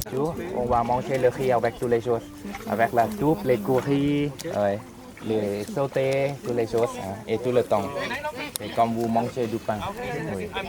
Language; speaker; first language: French; non-native, fluent; Thai